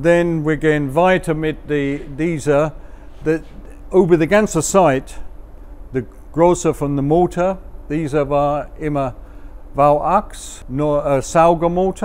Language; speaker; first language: German; non-native, fluent; English